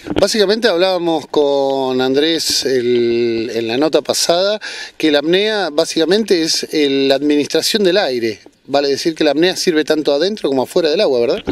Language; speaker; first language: Spanish; native; Spanish